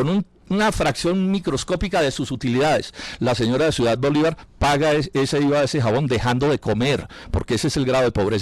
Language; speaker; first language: Spanish; native; Spanish